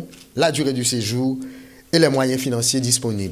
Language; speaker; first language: French; non-native, local second language; Haitian Creole